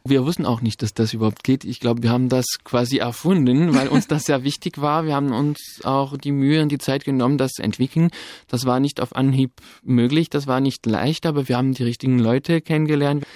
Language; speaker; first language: German; non-native, fluent; French